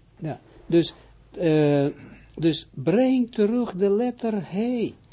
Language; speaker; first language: Dutch; non-native, fluent; Hebrew